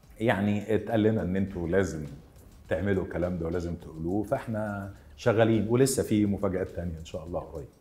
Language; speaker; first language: Arabic; native; Arabic